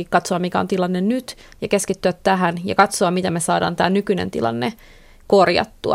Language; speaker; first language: Finnish; native; Finnish